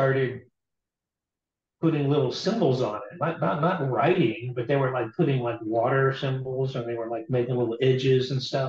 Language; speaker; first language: English; native; English